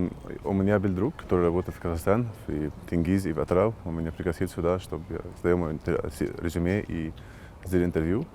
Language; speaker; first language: Russian; non-native, learner; Arabic